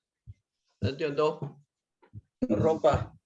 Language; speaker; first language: Spanish; non-native, learner; Korean